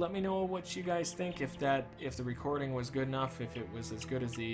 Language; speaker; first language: English; native; English